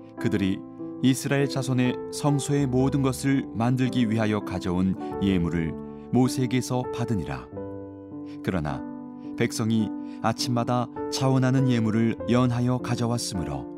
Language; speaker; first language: Korean; native; Korean